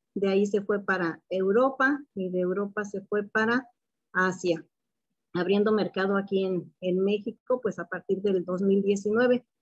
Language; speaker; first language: Spanish; native; Spanish